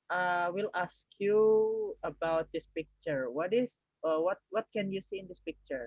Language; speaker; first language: English; non-native, learner; Indonesian